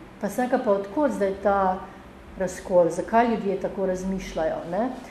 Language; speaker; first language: Slovenian; native; Slovenian